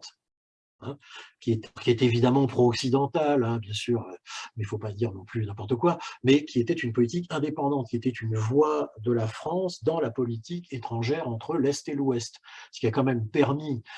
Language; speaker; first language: French; native; French